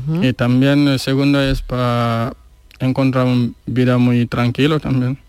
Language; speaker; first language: Spanish; non-native, learner; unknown